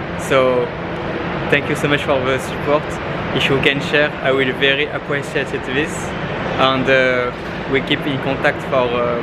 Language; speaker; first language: English; non-native, learner; French